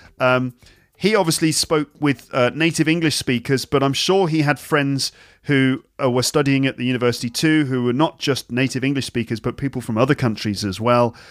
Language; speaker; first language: English; native; English